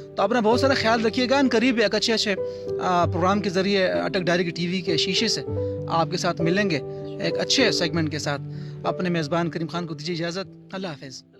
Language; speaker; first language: Urdu; non-native, local second language; Punjabi